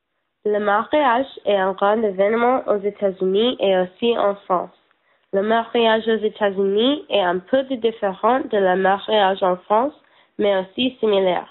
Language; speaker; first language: French; non-native, learner; English